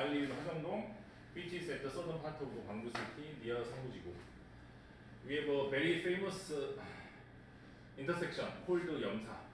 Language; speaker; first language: English; non-native, fluent; Korean